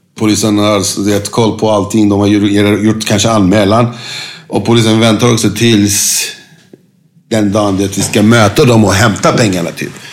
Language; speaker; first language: Swedish; non-native, fluent; Turkish